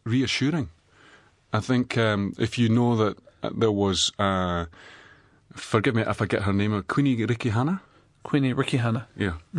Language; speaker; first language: English; native; English